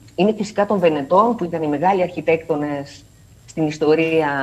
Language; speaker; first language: Greek; native; Greek